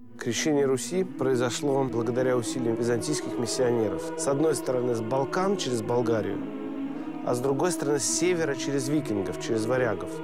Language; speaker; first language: Russian; native; Russian